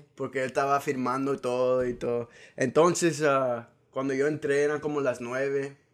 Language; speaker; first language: Spanish; early bilingual, heritage; Spanish